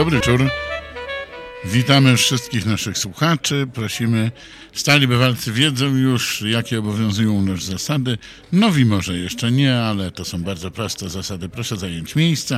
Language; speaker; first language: Polish; native; Polish